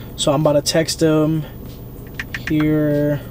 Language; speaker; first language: English; native; English